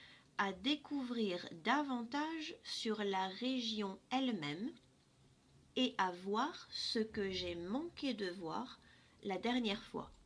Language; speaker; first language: French; non-native, fluent; English